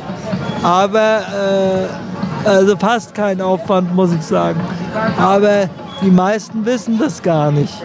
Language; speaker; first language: German; native; German